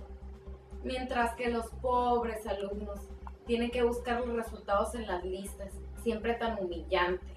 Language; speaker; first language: Spanish; native; Spanish